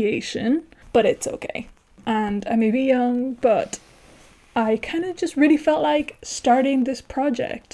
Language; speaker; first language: English; native; English